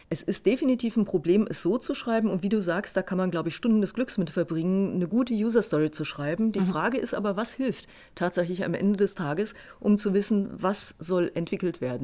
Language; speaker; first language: German; native; German